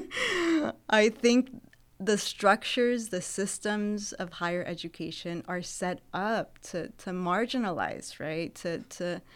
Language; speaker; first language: English; native; English